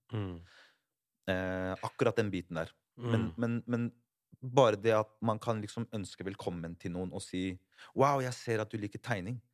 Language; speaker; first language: Norwegian; early bilingual, other home language; Spanish